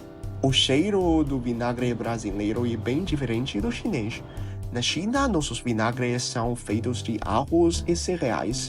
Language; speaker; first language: Portuguese; non-native, learner; Chinese